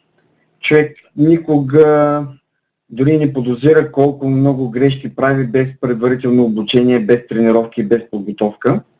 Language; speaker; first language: Bulgarian; native; Bulgarian